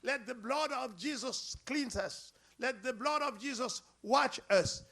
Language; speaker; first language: English; non-native, learner; Haitian Creole